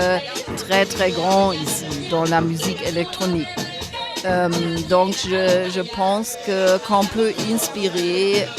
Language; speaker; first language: French; non-native, fluent; German